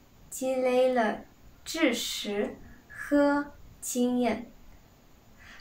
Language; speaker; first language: Chinese; non-native, learner; Spanish